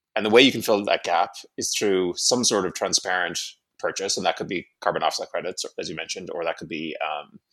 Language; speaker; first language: English; native; English